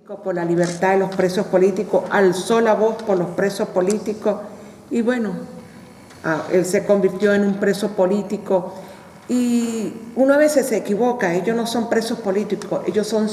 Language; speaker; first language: Spanish; native; Spanish